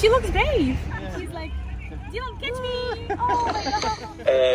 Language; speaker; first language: English; non-native, fluent; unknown